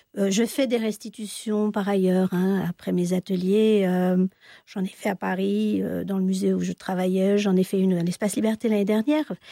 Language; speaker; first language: French; native; French